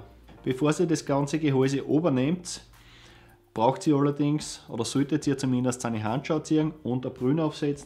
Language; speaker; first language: German; native; German